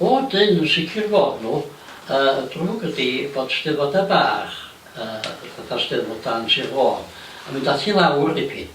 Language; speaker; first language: Welsh; native; Welsh